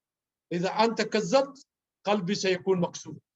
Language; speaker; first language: Arabic; non-native, learner; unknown